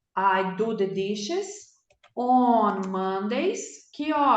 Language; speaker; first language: English; non-native, fluent; Portuguese